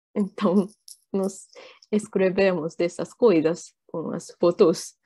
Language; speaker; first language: Portuguese; non-native, learner; Japanese